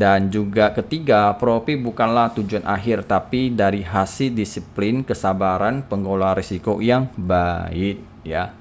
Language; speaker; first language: Indonesian; native; Indonesian